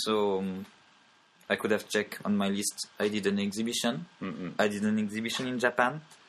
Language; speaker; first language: English; non-native, fluent; French